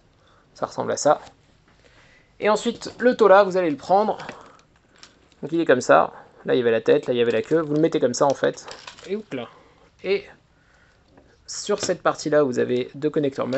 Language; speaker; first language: French; native; French